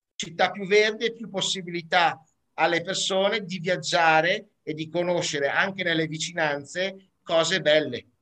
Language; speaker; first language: Italian; native; Italian